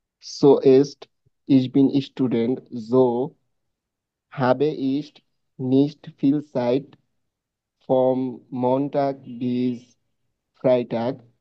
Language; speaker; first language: German; non-native, learner; Bangla